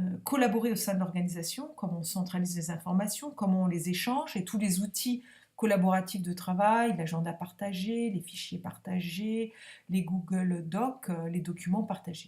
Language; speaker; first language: French; native; French